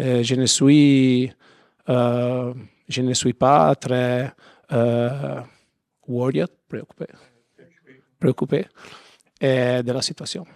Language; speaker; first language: French; non-native, learner; Italian